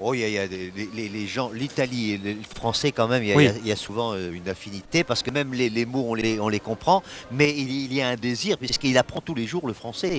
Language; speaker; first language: French; native; French